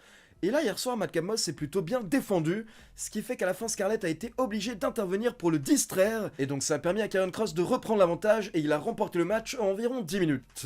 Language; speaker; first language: French; native; French